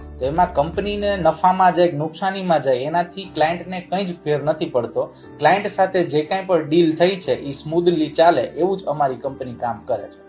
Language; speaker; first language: Gujarati; native; Gujarati